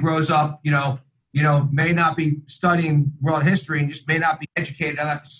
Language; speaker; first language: English; native; English